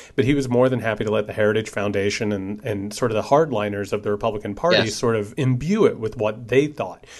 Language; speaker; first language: English; native; English